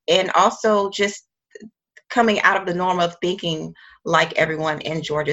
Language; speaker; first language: English; native; English